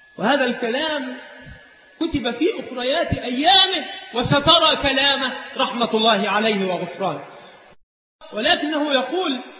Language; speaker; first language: Arabic; native; Arabic